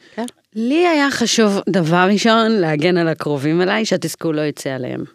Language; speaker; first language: Hebrew; early bilingual, other home language; English